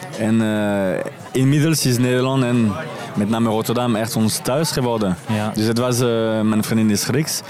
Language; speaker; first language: Dutch; non-native, fluent; French